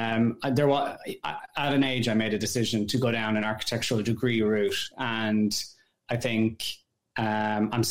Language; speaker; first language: English; native; English